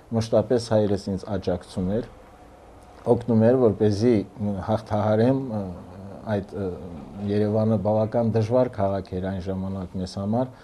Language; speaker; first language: Armenian; native; Armenian